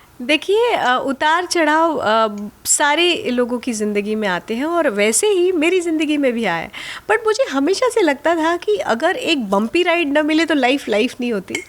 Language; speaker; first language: Hindi; non-native, local second language; Gujarati